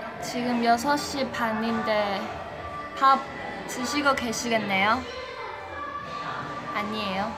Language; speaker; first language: Korean; non-native, fluent; Chinese